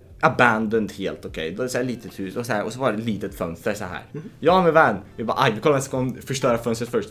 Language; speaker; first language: Swedish; native; Swedish